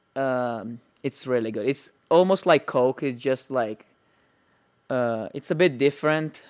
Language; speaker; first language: English; non-native, fluent; Italian